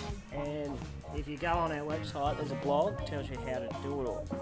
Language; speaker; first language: English; native; English